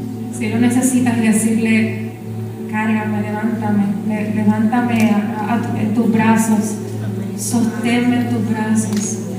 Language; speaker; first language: Spanish; native; Spanish